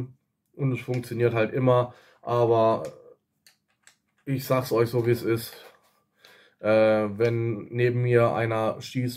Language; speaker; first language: German; native; German